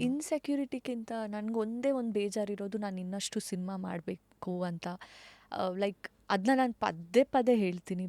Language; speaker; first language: Kannada; non-native, local second language; Tulu